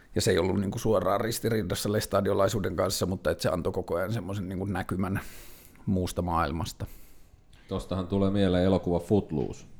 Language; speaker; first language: Finnish; native; Finnish